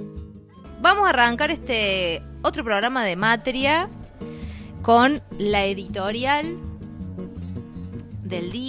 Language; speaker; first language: Spanish; native; Spanish